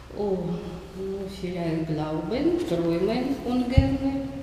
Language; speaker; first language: German; non-native, learner; Russian